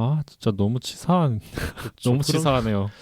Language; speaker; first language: Korean; native; Korean